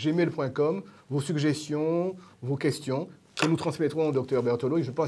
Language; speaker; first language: French; native; French